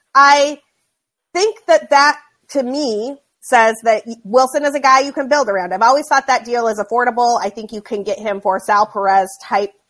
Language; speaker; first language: English; native; English